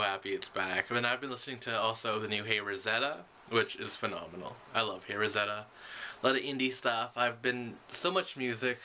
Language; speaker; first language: English; native; English